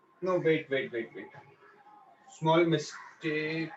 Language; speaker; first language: English; non-native, local second language; Hindi